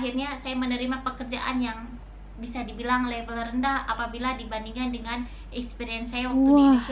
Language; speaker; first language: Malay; non-native, local second language; Sundanese